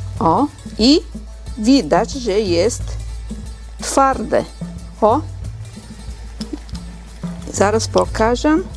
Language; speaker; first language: Polish; non-native, learner; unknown